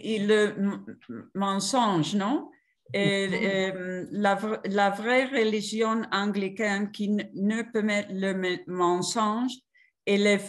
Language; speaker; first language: French; non-native, fluent; Spanish